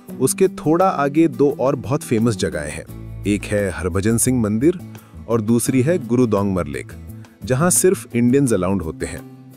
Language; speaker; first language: Hindi; non-native, fluent; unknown